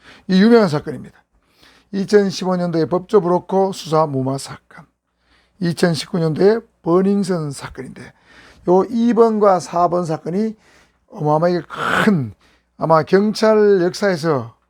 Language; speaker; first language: Korean; native; Korean